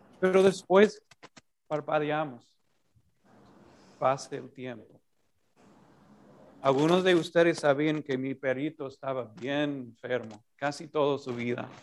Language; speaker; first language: Spanish; non-native, fluent; English